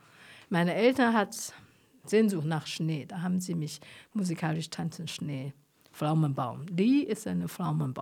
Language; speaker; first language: German; non-native, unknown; Chinese